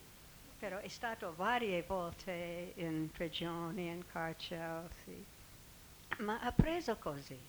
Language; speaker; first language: Italian; non-native, fluent; English